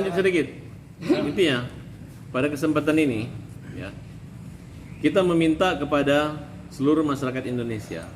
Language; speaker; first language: Indonesian; native; Indonesian